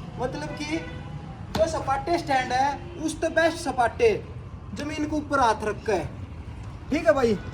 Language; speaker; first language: Hindi; non-native, local second language; Haryanvi